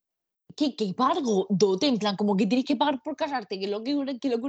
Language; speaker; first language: Spanish; native; Spanish